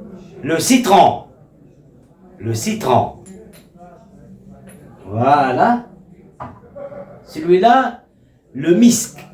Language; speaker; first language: French; non-native, local second language; Arabic